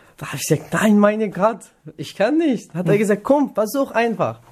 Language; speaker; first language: German; non-native, learner; Kurdish